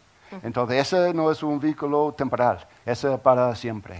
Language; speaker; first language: Spanish; non-native, learner; English